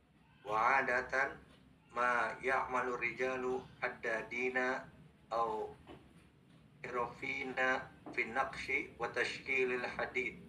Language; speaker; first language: Arabic; non-native, learner; Indonesian